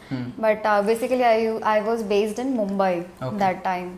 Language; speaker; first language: Telugu; non-native, learner; Hindi